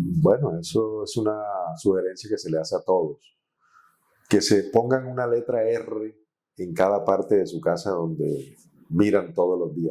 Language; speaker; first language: Spanish; native; Spanish